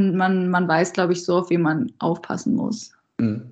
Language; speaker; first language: German; native; German